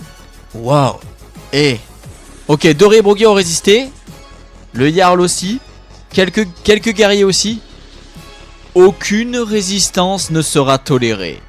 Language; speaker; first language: French; native; French